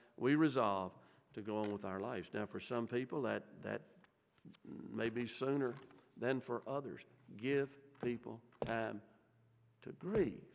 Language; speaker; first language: English; native; English